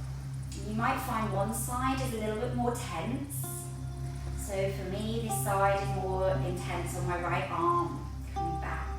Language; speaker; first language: English; native; English